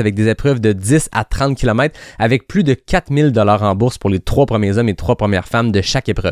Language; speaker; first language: French; native; French